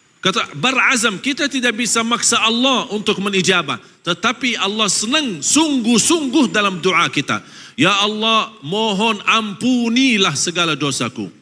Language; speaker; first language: Malay; non-native, fluent; Arabic